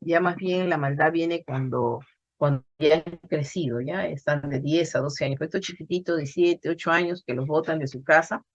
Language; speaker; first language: Spanish; native; Spanish